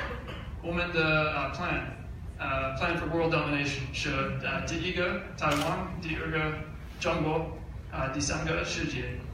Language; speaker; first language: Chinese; non-native, learner; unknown